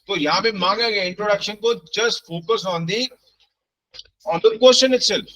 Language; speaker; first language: English; non-native, local second language; Hindi